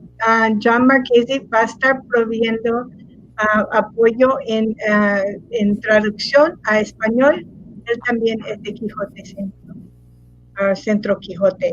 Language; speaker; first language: Spanish; non-native, fluent; English